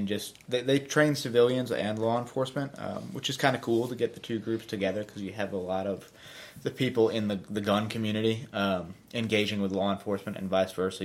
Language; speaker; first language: English; native; English